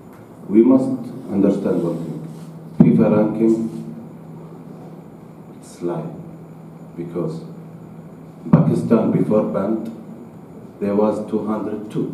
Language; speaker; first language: English; non-native, learner; Arabic